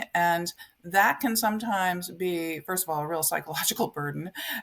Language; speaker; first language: English; native; English